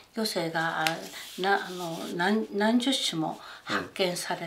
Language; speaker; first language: Japanese; native; Japanese